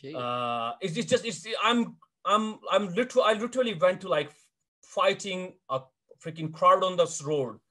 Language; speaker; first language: English; non-native, local second language; Hindi